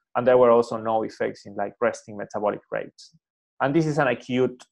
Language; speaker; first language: English; non-native, fluent; Spanish